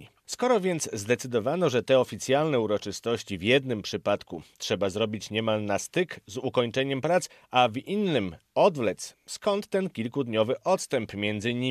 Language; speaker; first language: Polish; native; Polish